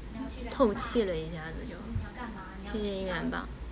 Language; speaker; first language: Chinese; native; Chinese